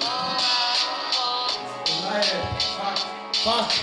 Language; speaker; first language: English; non-native, learner; Russian